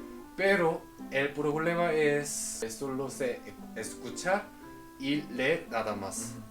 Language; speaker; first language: Spanish; non-native, fluent; Korean